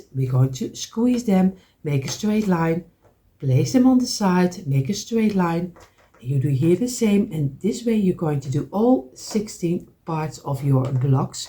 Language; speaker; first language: English; non-native, fluent; Dutch